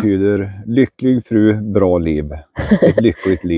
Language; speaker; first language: Swedish; native; Swedish